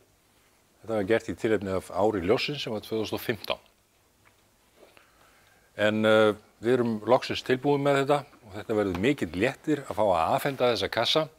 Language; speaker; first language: Icelandic; native; Icelandic